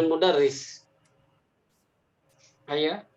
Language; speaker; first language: Arabic; non-native, fluent; Indonesian